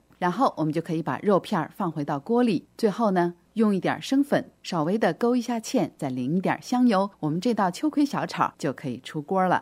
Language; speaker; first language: Chinese; native; Chinese